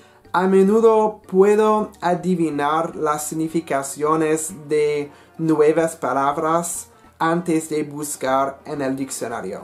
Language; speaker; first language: Spanish; non-native, learner; English